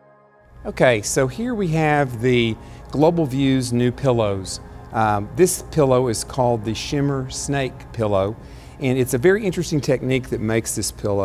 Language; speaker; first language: English; native; English